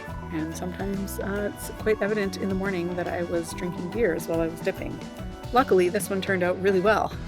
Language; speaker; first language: English; native; English